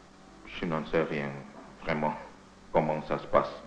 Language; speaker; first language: French; non-native, fluent; Indonesian